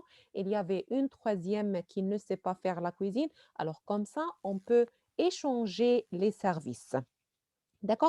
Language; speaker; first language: French; non-native, fluent; Arabic